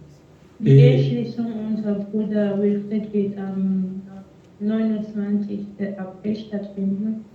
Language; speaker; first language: German; non-native, fluent; French